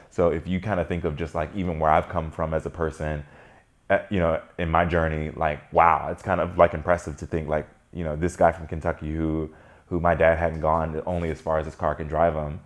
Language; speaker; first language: English; native; English